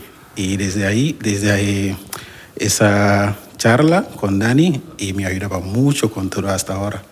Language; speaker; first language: Spanish; non-native, learner; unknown